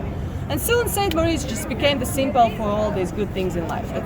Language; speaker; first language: English; non-native, fluent; Latvian